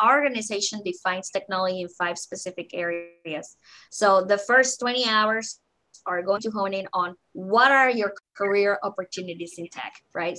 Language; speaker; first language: English; non-native, fluent; Spanish